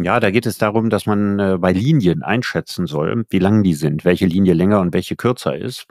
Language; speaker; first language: German; native; German